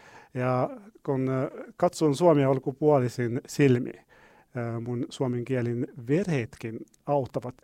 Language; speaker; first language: Finnish; non-native, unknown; Arabic